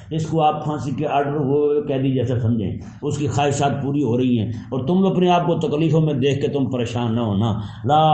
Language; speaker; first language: Urdu; non-native, local second language; Punjabi